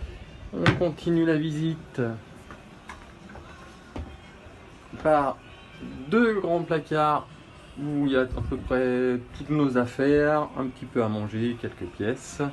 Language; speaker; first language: French; native; French